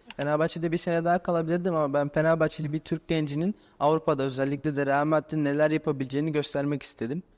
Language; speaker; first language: Turkish; native; Turkish